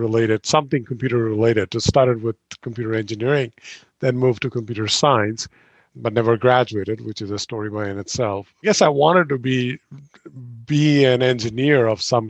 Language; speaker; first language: English; non-native, local second language; Bangla